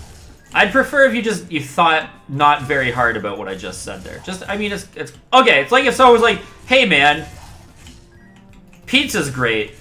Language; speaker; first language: English; native; English